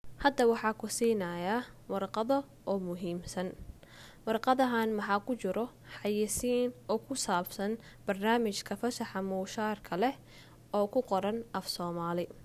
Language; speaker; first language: Somali; early bilingual, heritage; Somali